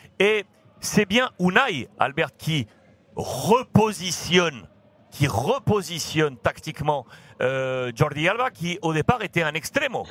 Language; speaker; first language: French; native; French